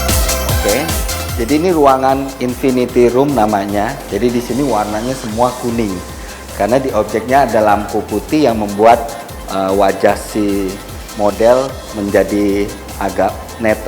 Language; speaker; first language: Indonesian; native; Indonesian